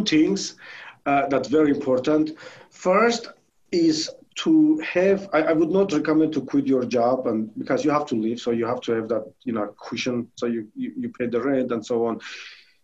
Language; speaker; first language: English; non-native, fluent; Armenian